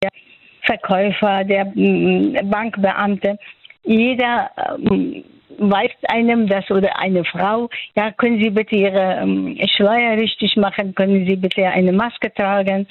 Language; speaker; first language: German; non-native, fluent; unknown